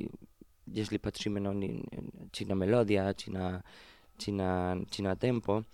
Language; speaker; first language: Polish; non-native, fluent; Spanish